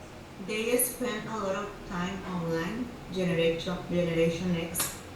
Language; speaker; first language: English; non-native, learner; Spanish